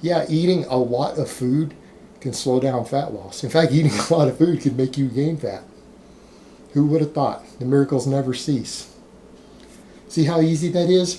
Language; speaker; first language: English; native; English